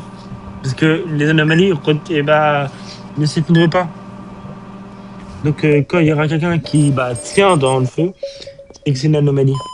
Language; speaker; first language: French; native; French